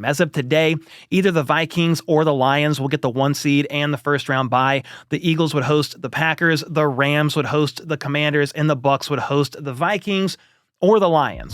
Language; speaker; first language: English; native; English